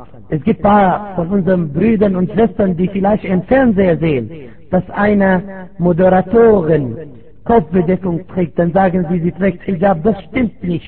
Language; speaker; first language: German; non-native, fluent; Arabic